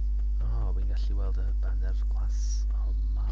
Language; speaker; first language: Welsh; non-native, learner; English